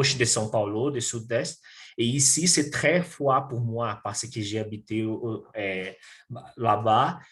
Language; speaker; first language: French; non-native, learner; Portuguese